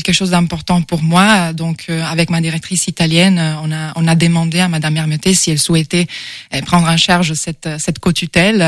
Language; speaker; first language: French; non-native, fluent; Italian